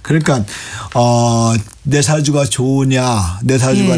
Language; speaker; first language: Korean; native; Korean